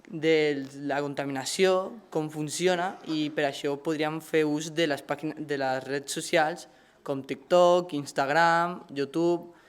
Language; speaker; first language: Catalan; native; Catalan